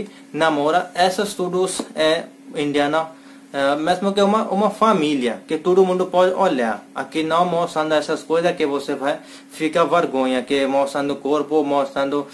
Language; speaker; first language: Portuguese; non-native, learner; Hindi